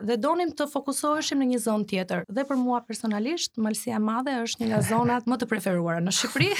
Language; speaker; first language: Albanian; native; Albanian